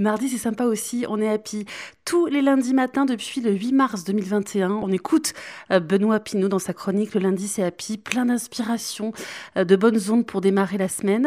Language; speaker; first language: French; native; French